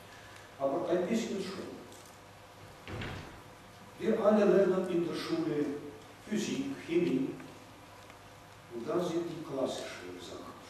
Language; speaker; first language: German; non-native, fluent; Russian